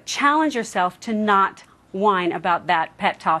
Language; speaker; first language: English; native; English